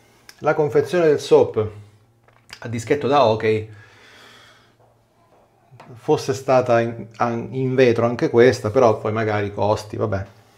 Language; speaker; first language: Italian; native; Italian